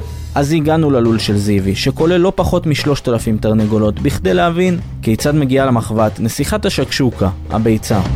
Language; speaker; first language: Hebrew; native; Hebrew